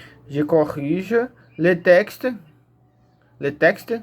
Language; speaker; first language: French; non-native, learner; Portuguese